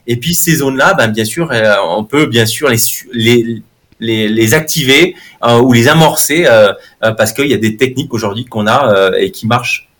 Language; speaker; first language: French; native; French